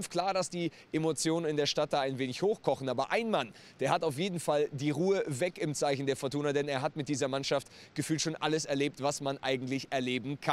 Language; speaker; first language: German; native; German